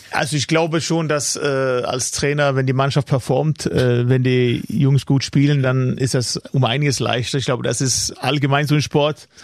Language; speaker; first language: German; non-native, fluent; Swedish